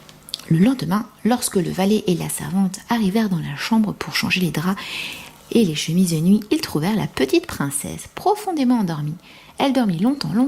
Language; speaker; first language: French; native; French